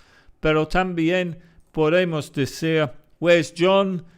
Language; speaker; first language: Spanish; non-native, fluent; English